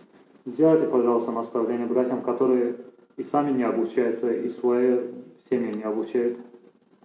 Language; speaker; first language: Russian; native; Russian